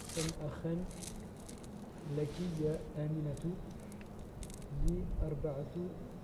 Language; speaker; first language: Arabic; non-native, learner; French